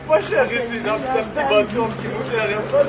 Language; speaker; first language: French; non-native, learner; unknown